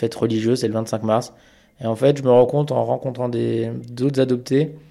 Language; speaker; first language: French; early bilingual, other home language; Amharic